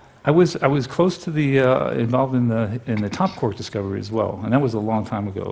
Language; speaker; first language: English; native; English